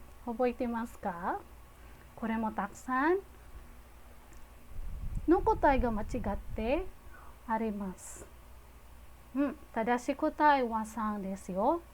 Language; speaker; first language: Japanese; non-native, fluent; Filipino